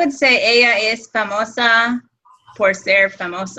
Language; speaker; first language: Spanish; non-native, fluent; English